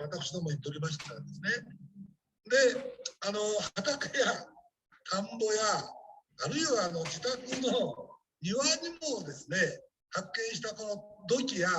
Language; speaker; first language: Japanese; native; Japanese